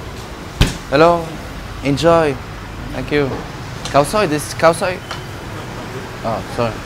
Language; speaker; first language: English; non-native, learner; Arabic